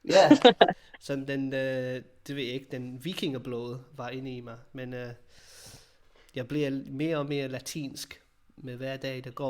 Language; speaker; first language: Danish; non-native, fluent; English